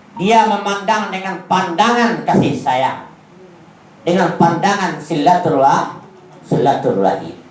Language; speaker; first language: Malay; non-native, local second language; Minangkabau